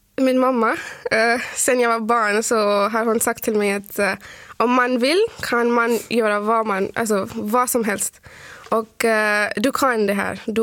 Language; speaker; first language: Swedish; non-native, fluent; Urdu